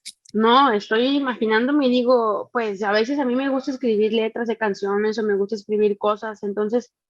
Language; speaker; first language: Spanish; native; Spanish